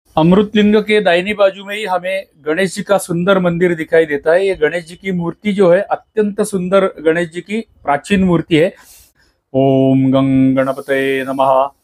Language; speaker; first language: Hindi; non-native, local second language; Marathi